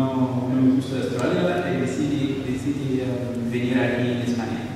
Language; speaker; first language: Spanish; non-native, learner; Arabic